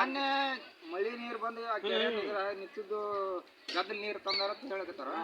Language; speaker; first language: Kannada; native; Kannada